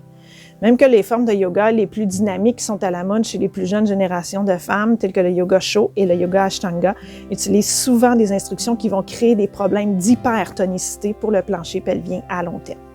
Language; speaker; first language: French; native; French